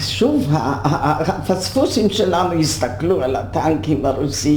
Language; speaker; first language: Hebrew; non-native, fluent; Polish